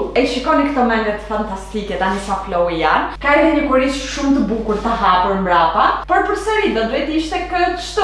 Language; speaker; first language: Albanian; early bilingual, heritage; Albanian